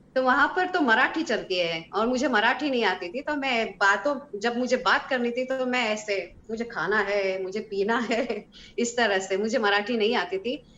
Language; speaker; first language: Hindi; early bilingual, heritage; Hebrew